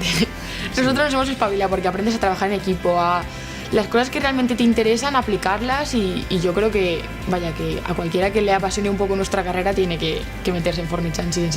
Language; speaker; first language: Spanish; native; Spanish